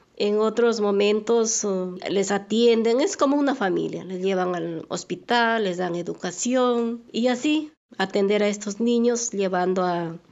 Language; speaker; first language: Spanish; native; Spanish